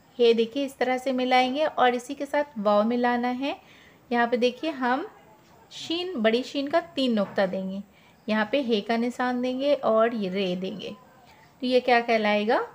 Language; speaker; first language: Hindi; native; Hindi